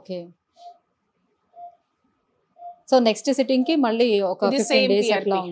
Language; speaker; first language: Telugu; native; Telugu